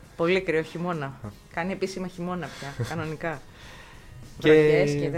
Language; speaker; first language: Greek; native; Greek